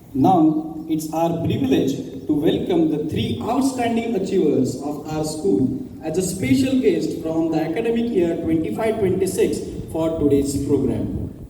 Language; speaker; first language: English; non-native, local second language; Marathi